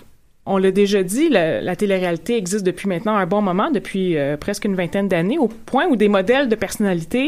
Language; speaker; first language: French; native; French